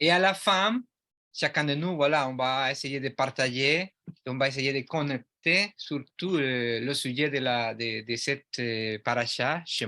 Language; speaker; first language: French; non-native, learner; Spanish